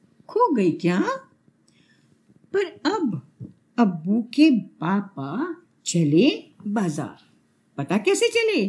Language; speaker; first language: Hindi; native; Hindi